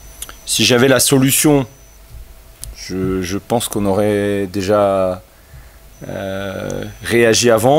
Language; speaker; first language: French; native; French